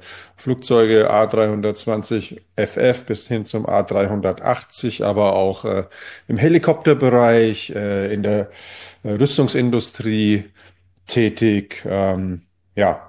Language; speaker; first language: German; native; German